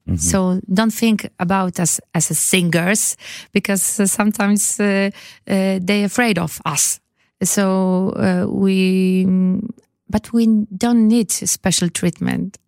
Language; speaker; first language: English; non-native, learner; Polish